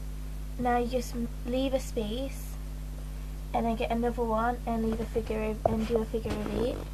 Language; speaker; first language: English; native; English